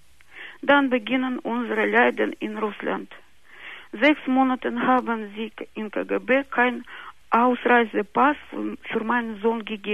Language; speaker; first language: German; non-native, local second language; Russian